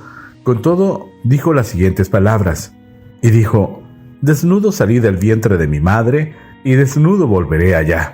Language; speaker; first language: Spanish; native; Spanish